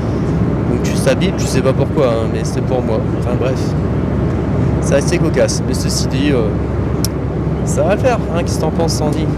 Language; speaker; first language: French; native; French